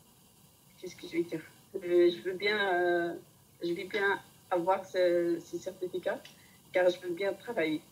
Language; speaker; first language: French; non-native, learner; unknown